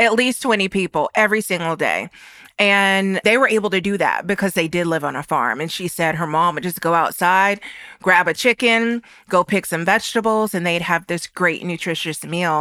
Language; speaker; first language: English; native; English